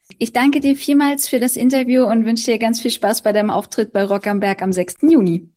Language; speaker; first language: German; native; German